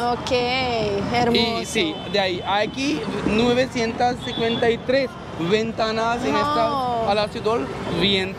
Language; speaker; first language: Spanish; non-native, learner; Hindi